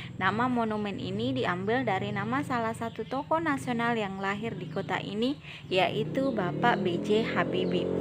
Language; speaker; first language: Indonesian; native; Indonesian